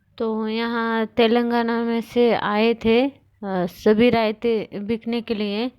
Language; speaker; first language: Hindi; non-native, local second language; Marathi